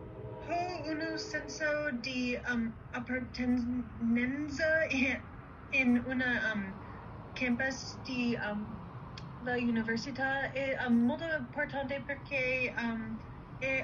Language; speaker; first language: Italian; non-native, learner; English